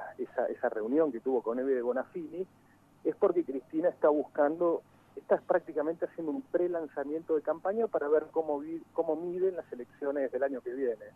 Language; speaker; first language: Spanish; native; Spanish